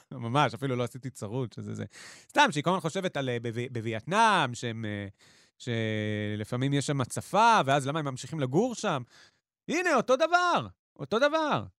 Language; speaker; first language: Hebrew; native; Hebrew